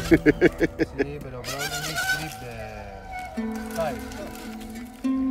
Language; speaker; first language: Spanish; native; Spanish